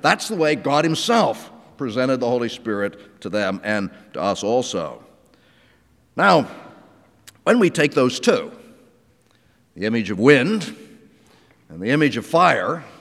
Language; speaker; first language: English; native; English